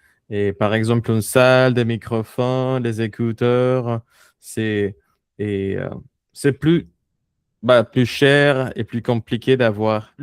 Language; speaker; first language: French; non-native, fluent; Spanish